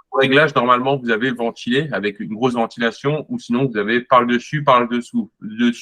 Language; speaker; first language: French; native; French